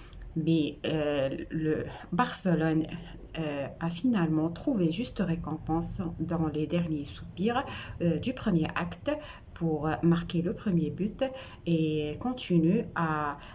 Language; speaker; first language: French; non-native, local second language; Arabic